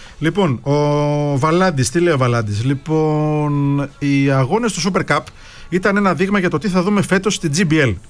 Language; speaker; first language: Greek; native; Greek